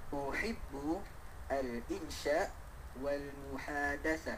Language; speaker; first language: Arabic; non-native, learner; Malay